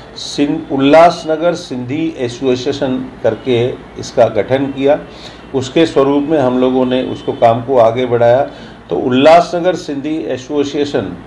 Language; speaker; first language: Hindi; non-native, local second language; Sindhi